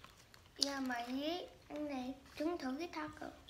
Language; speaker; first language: Vietnamese; early bilingual, heritage; Vietnamese